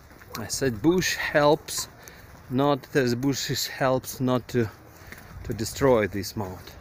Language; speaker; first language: English; non-native, learner; Ukrainian